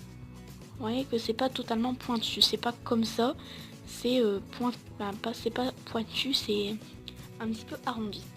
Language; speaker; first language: French; native; French